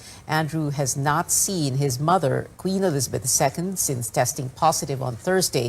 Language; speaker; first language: English; non-native, local second language; Filipino